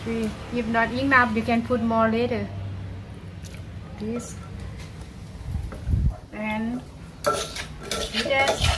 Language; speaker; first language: English; non-native, learner; Lao